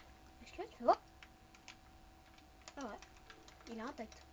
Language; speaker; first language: French; native; French